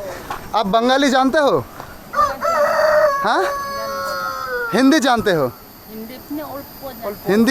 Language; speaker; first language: Hindi; non-native, local second language; Bangla